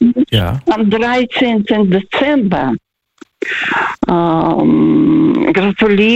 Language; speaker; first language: German; non-native, fluent; Russian